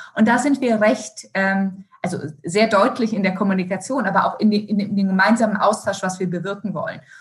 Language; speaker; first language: German; native; German